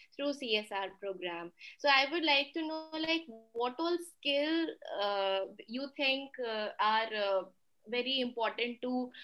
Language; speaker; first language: English; non-native, local second language; Hindi